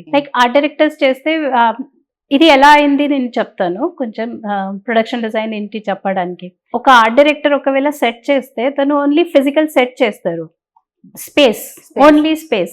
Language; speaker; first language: Telugu; non-native, learner; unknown